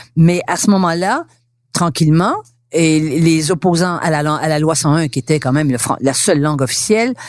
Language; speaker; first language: French; native; French